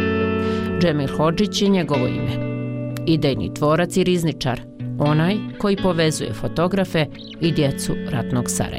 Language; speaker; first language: Croatian; native; Croatian